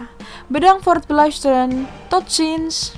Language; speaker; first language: Dutch; non-native, learner; Indonesian